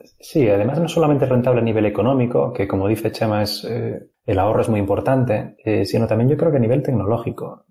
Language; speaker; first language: Spanish; native; Spanish